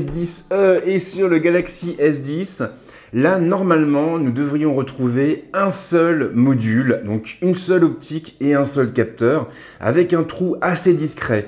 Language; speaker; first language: French; native; French